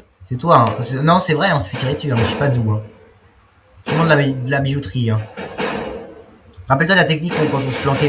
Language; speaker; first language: French; native; French